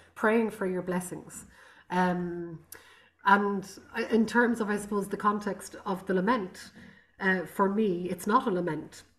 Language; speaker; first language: English; non-native, local second language; Irish